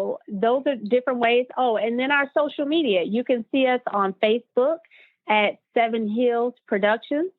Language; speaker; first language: English; native; English